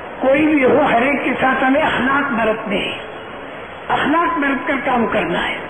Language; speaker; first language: Urdu; non-native, local second language; Gujarati